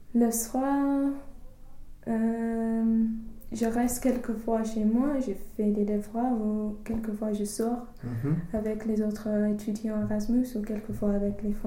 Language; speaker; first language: French; non-native, fluent; English